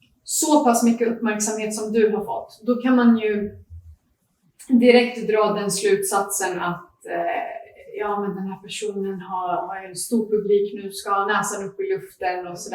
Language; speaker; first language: Swedish; native; Swedish